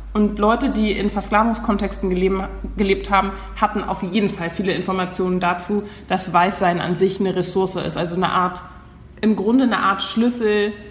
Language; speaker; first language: German; native; German